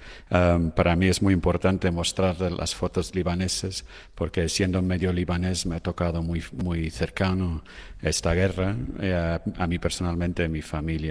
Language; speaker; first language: Spanish; non-native, fluent; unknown